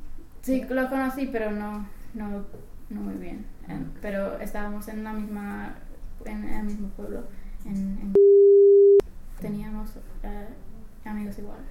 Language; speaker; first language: Spanish; non-native, fluent; English